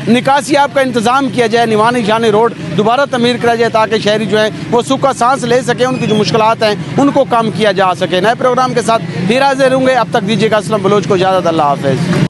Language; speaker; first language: Urdu; non-native, local second language; Saraiki